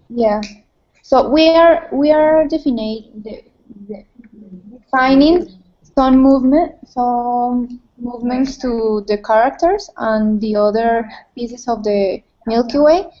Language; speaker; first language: English; non-native, learner; Spanish